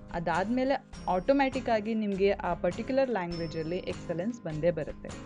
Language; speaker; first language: Kannada; non-native, local second language; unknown